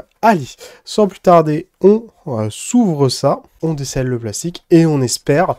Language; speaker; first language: French; native; French